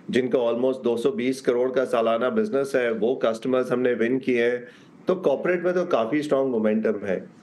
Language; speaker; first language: Hindi; native; Hindi